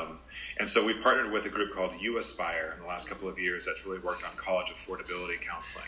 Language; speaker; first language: English; native; English